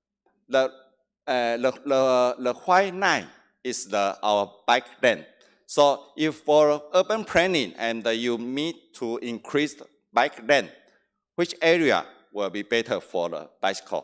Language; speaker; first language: English; non-native, learner; Chinese